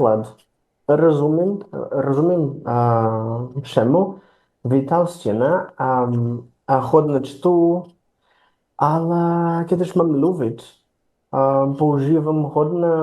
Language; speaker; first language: Czech; non-native, learner; Portuguese